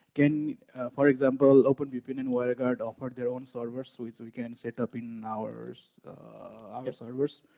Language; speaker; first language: English; native; English